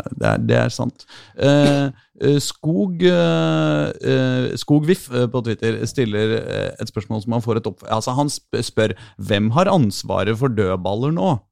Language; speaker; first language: Norwegian; native; Norwegian